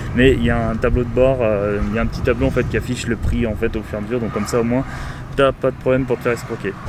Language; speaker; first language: French; native; French